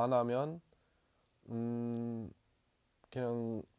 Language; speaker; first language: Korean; non-native, learner; English